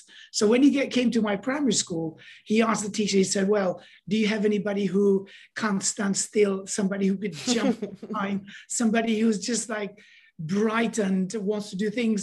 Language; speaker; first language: English; non-native, fluent; Albanian